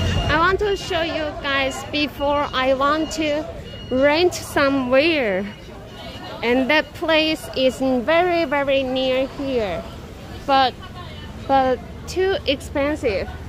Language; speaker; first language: English; non-native, learner; Chinese